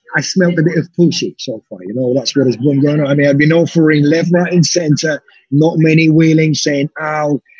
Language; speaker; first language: English; non-native, fluent; Russian